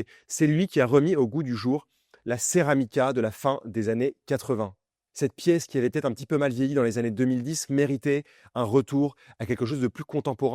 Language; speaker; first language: French; native; French